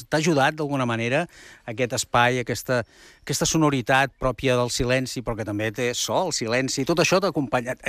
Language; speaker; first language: Catalan; native; Catalan